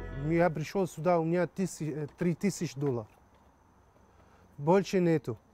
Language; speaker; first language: Russian; non-native, learner; Arabic